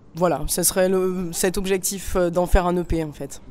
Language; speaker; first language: French; native; French